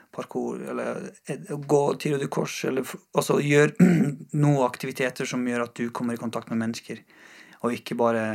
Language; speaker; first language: Norwegian; non-native, fluent; Persian